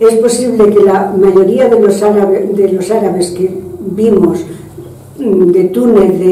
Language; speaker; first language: Spanish; non-native, fluent; French